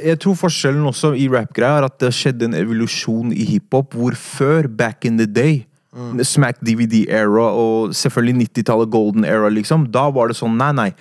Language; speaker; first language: Norwegian; native; Norwegian